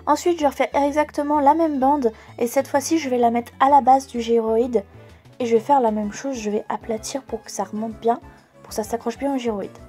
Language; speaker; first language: French; native; French